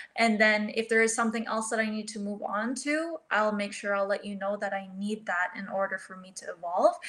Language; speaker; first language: English; early bilingual, other home language; Filipino